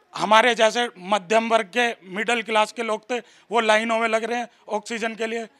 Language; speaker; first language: Hindi; native; Hindi